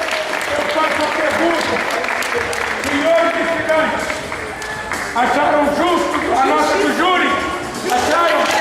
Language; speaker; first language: Portuguese; native; Portuguese